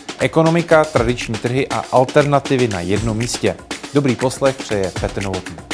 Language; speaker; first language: Czech; native; Czech